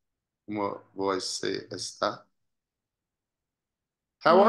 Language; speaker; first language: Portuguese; non-native, learner; English